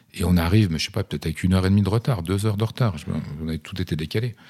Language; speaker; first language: French; native; French